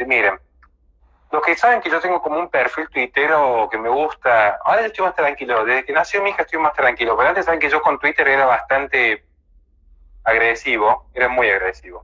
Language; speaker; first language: Spanish; native; Spanish